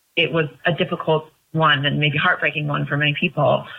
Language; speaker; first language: English; native; English